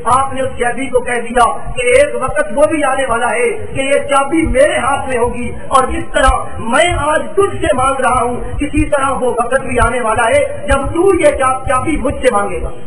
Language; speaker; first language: Urdu; non-native, local second language; Punjabi